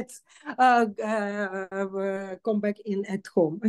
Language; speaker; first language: English; non-native, learner; Russian